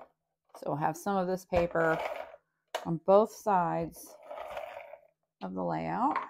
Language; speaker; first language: English; native; English